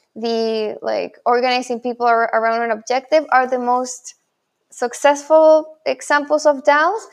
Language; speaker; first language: English; non-native, fluent; Spanish